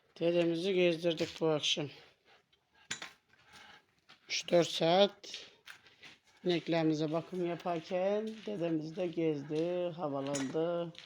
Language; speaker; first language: Turkish; native; Turkish